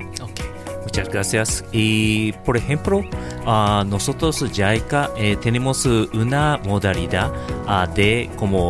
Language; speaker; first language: Spanish; non-native, learner; Japanese